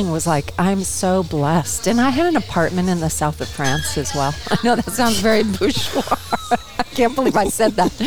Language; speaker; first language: English; native; English